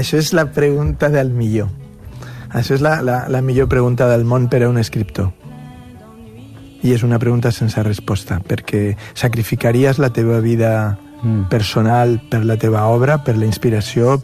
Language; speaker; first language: Catalan; non-native, fluent; Spanish